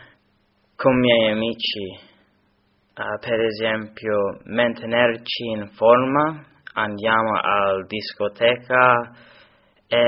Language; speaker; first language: Italian; non-native, learner; English